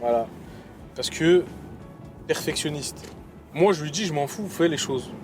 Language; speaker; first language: French; native; French